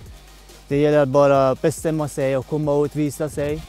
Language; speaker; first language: Swedish; non-native, local second language; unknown